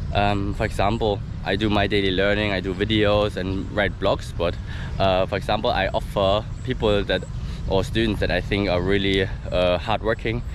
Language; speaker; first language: English; non-native, fluent; German